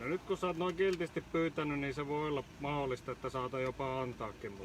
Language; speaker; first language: Finnish; native; Finnish